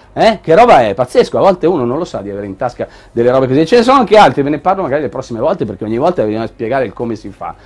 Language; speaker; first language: Italian; native; Italian